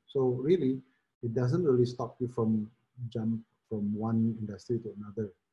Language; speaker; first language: English; non-native, fluent; Indonesian